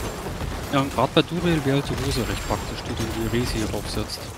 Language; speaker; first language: German; native; German